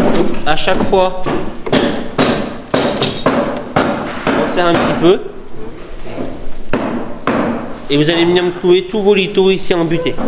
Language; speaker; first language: French; native; French